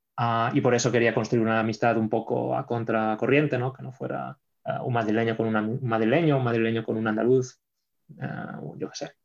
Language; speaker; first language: Spanish; non-native, local second language; Catalan